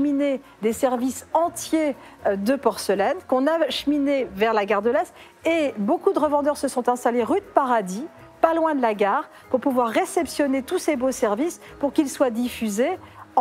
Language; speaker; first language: French; native; French